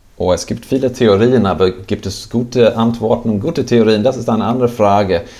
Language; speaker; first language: German; non-native, fluent; Swedish